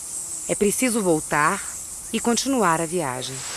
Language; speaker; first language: Portuguese; native; Portuguese